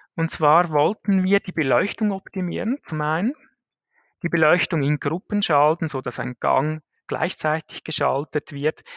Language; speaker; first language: German; native; German